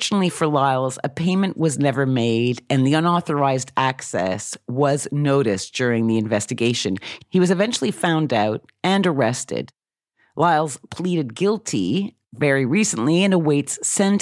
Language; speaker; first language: English; native; English